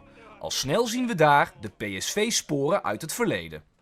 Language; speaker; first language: Dutch; native; Dutch